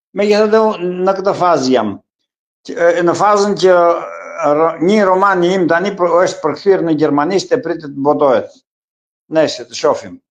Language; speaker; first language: Albanian; non-native, local second language; Greek